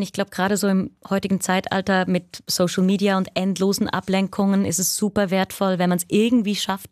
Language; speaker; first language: German; native; German